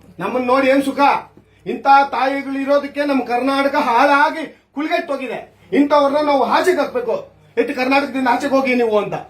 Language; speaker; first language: Kannada; native; Kannada